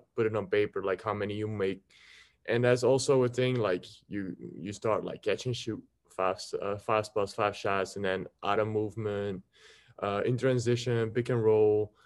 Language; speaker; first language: English; non-native, fluent; Dutch